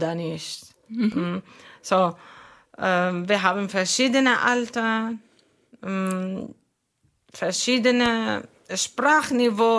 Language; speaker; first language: German; non-native, fluent; Arabic